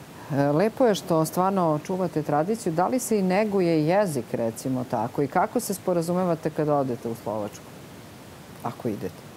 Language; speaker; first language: Serbian; native; Serbian